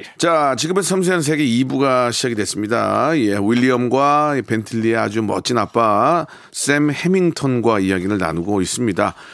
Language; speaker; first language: Korean; native; Korean